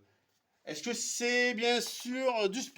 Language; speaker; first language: French; native; French